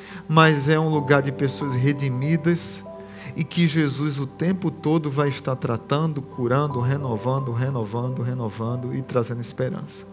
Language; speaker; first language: Portuguese; native; Portuguese